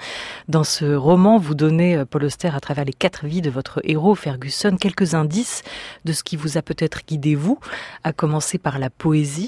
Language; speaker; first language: French; native; French